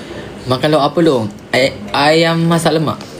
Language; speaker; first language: Malay; native; Malay